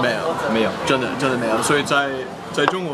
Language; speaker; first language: Chinese; non-native, fluent; English